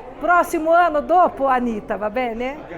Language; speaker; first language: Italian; non-native, learner; Portuguese